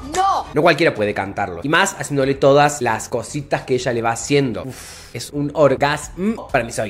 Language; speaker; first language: Spanish; native; Spanish